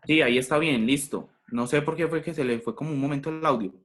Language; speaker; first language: Spanish; native; Spanish